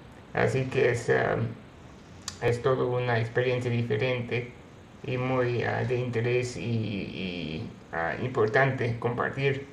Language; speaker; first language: Spanish; non-native, fluent; English